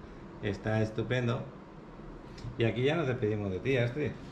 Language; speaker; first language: Spanish; native; Spanish